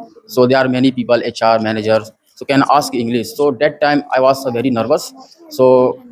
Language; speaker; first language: English; non-native, learner; Hindi